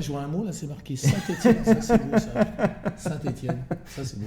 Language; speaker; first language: French; native; French